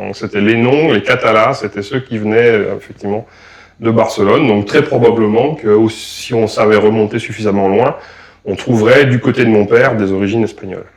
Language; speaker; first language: French; native; French